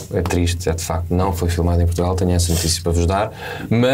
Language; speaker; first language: Portuguese; native; Portuguese